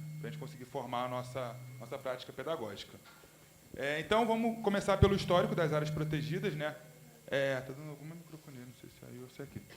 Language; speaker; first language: Portuguese; native; Portuguese